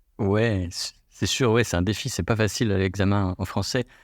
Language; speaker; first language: French; native; French